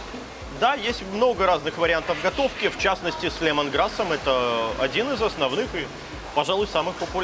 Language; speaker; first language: Russian; native; Russian